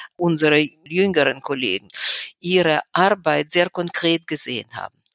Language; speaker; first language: German; non-native, fluent; Russian